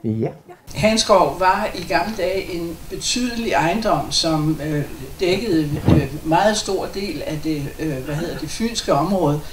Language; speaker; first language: Danish; native; Danish